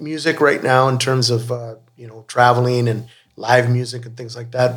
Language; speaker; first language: English; native; English